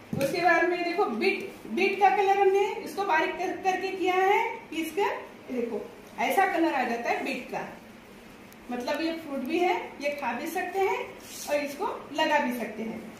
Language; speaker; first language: Hindi; non-native, local second language; Marathi